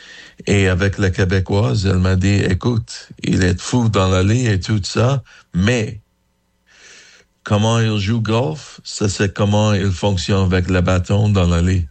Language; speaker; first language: French; non-native, learner; English